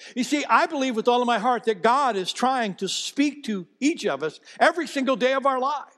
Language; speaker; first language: English; native; English